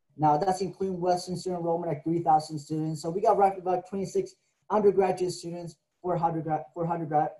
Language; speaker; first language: English; native; English